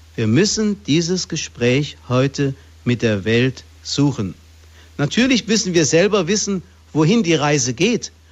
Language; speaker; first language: German; native; German